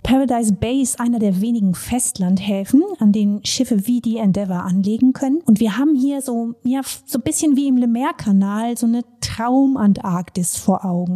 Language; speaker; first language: German; native; German